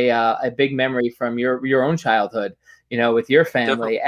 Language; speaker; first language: English; native; English